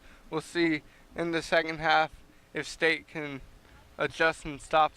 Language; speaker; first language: English; native; English